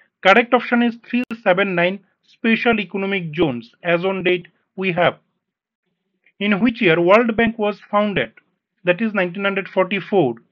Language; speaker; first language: English; non-native, local second language; Bangla